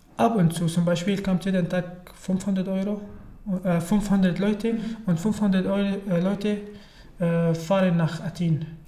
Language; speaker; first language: German; non-native, learner; Arabic